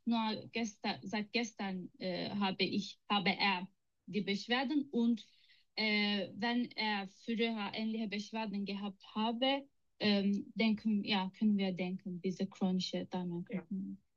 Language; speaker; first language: German; non-native, learner; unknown